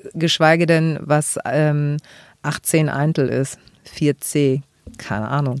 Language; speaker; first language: German; early bilingual, other home language; Greek